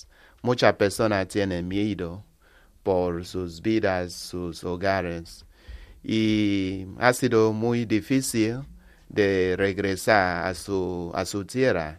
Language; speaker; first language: Spanish; non-native, learner; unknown